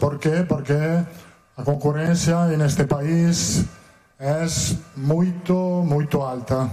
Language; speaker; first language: Portuguese; non-native, fluent; Italian